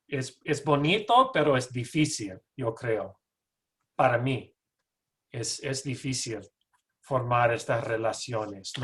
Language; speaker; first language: Spanish; non-native, fluent; English